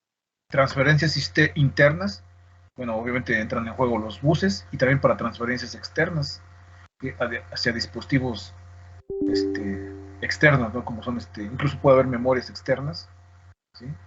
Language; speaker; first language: Spanish; native; Spanish